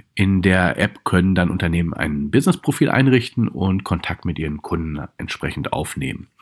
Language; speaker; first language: German; native; German